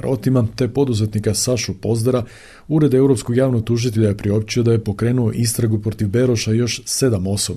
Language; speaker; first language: Croatian; native; Croatian